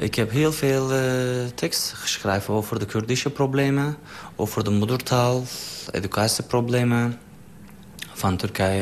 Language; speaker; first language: Dutch; non-native, learner; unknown